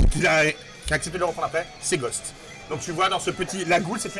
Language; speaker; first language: French; native; French